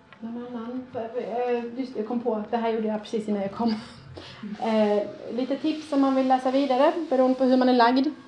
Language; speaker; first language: Swedish; early bilingual, other home language; Persian